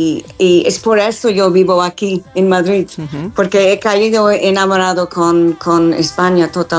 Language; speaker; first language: Spanish; non-native, fluent; English